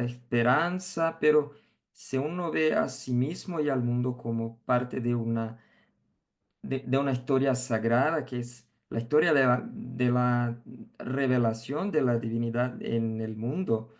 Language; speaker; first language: Spanish; non-native, fluent; Portuguese